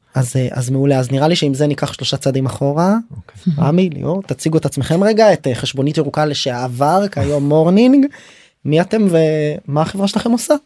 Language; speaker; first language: Hebrew; native; Hebrew